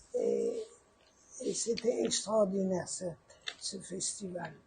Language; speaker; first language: French; non-native, fluent; Persian